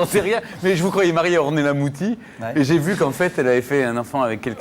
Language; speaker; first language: French; native; French